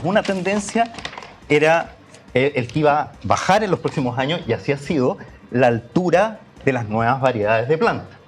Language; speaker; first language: Spanish; native; Spanish